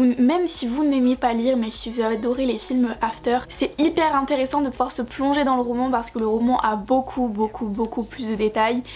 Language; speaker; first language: French; native; French